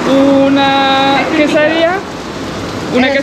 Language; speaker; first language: Spanish; non-native, learner; French